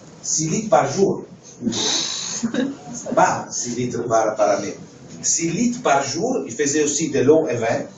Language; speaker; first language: French; non-native, fluent; Italian